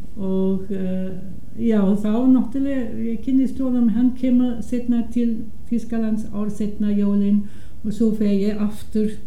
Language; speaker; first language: Icelandic; non-native, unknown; German